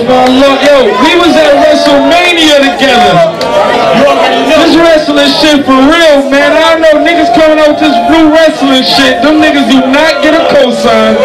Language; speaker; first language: English; native; English